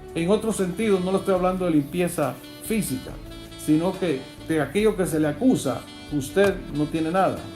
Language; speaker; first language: Spanish; native; Spanish